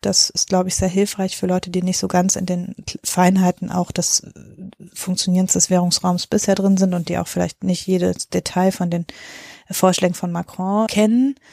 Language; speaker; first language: German; native; German